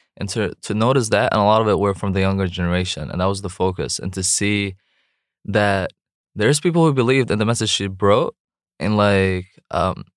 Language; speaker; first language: English; non-native, fluent; Arabic